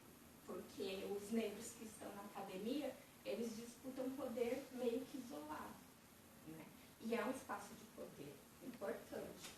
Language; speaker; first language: Portuguese; native; Portuguese